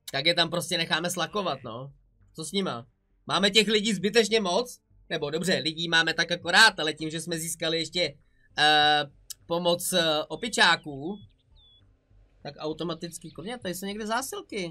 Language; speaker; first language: Czech; native; Czech